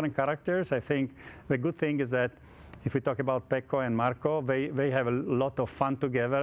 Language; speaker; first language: English; non-native, fluent; Italian